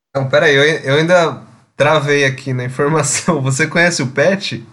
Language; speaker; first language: Portuguese; native; Portuguese